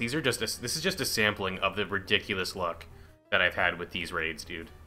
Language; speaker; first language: English; native; English